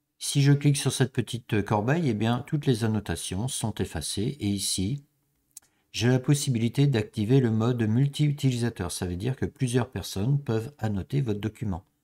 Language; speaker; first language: French; native; French